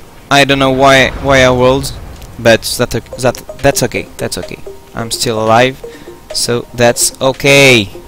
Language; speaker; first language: English; non-native, learner; French